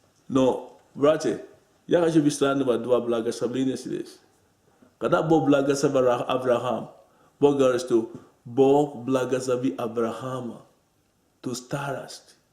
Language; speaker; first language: Russian; non-native, learner; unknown